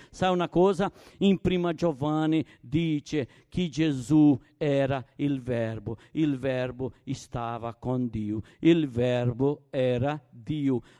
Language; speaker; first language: Italian; non-native, fluent; Portuguese